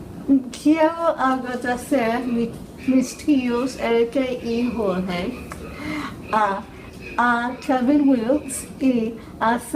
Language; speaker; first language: Spanish; non-native, learner; English